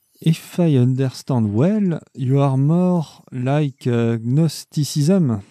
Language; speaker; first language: English; non-native, learner; French